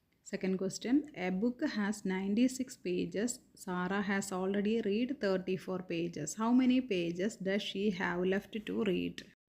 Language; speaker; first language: English; non-native, local second language; Malayalam